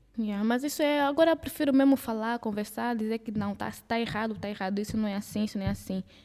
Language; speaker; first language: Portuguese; native; Portuguese